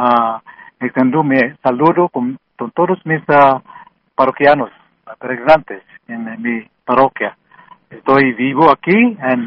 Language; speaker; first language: Spanish; non-native, learner; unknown